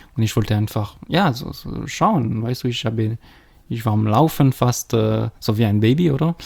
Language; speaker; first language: German; non-native, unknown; French